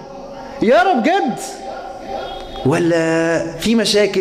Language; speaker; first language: Arabic; native; Arabic